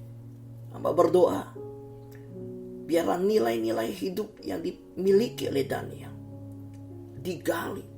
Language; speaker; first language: Indonesian; native; Indonesian